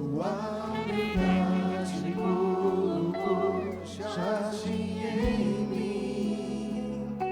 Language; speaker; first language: Portuguese; native; Portuguese